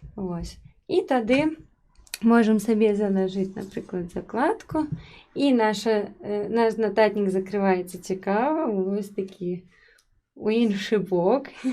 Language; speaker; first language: Belarusian; native; Belarusian